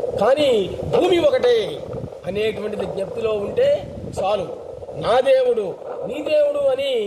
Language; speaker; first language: Telugu; native; Telugu